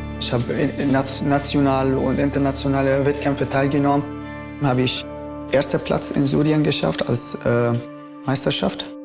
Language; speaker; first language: German; non-native, learner; Arabic